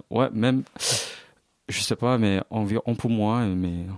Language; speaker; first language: French; non-native, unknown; Korean